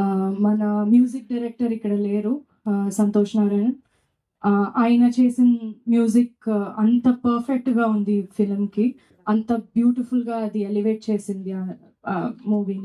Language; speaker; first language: Telugu; non-native, fluent; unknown